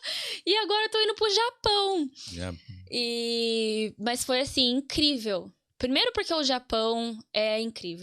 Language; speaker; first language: Portuguese; native; Portuguese